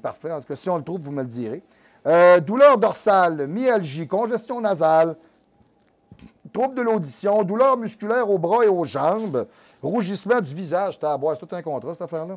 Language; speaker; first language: French; native; French